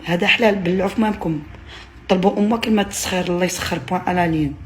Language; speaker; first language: Arabic; native; Arabic